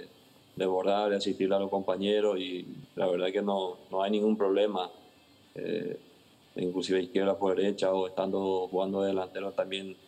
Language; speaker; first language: Spanish; native; Spanish